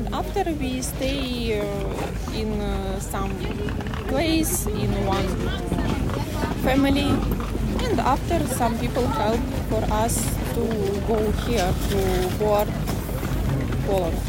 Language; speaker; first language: English; non-native, learner; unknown